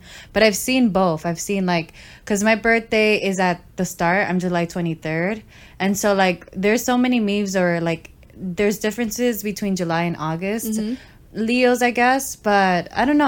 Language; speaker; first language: English; native; English